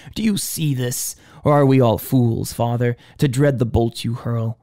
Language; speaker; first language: English; native; English